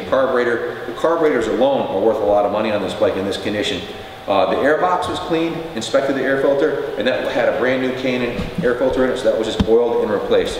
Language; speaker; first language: English; native; English